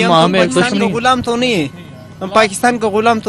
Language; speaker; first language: Hindi; non-native, learner; Pashto